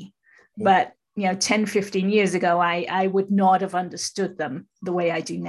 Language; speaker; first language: English; native; English